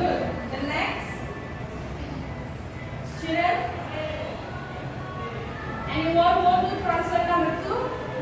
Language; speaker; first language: English; non-native, fluent; Indonesian